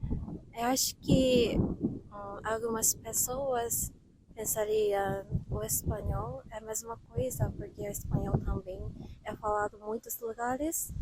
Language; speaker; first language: Portuguese; non-native, fluent; Japanese